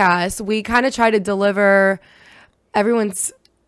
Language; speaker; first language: English; early bilingual, other home language; Russian